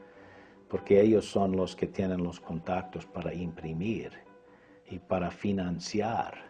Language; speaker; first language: Spanish; early bilingual, other home language; English